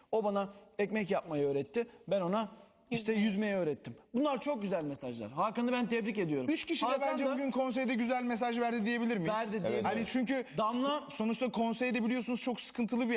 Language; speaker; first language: Turkish; native; Turkish